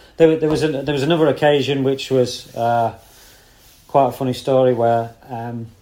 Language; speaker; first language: English; native; English